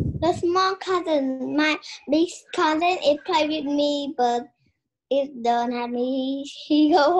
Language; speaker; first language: English; non-native, learner; Vietnamese